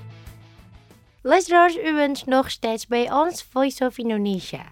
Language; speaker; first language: Dutch; non-native, fluent; Indonesian